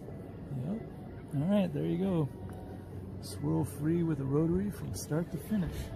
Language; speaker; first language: English; native; English